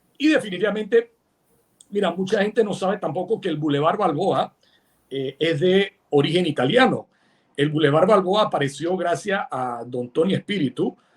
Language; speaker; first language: Spanish; early bilingual, other home language; Italian